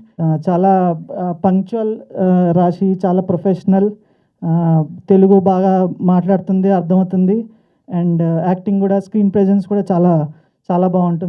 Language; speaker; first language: Telugu; native; Telugu